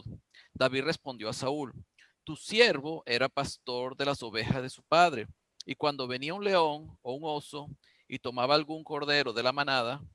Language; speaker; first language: Spanish; native; Spanish